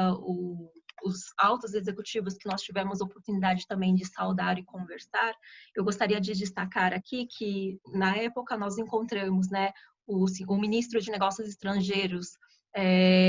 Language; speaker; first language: Portuguese; native; Portuguese